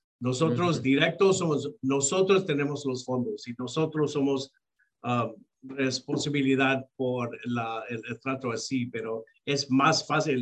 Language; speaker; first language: Spanish; early bilingual, heritage; Spanish